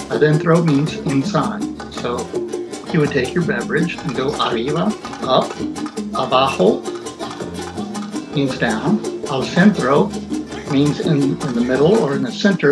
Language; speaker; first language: English; native; English